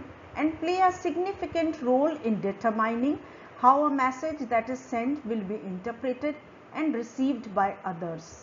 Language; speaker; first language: English; non-native, local second language; Hindi